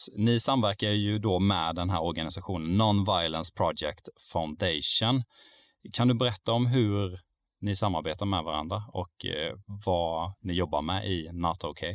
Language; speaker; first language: Swedish; native; Swedish